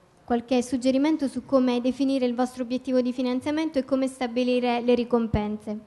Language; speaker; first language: Italian; native; Italian